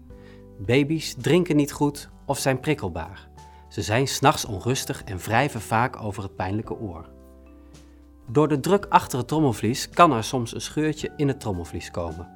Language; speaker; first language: Dutch; native; Dutch